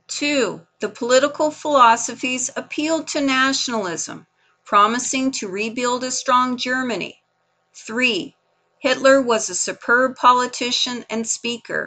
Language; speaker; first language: English; native; English